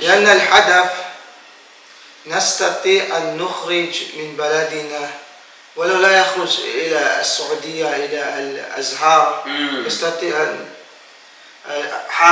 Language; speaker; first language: Arabic; non-native, fluent; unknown